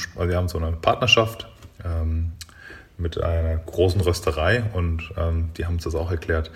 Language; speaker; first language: German; native; German